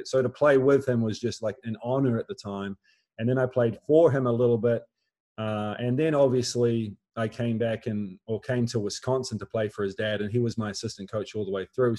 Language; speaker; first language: English; native; English